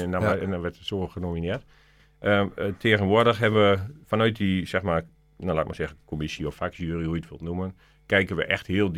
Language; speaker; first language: Dutch; native; Dutch